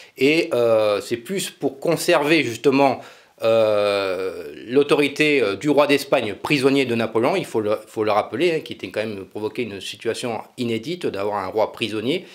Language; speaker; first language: French; native; French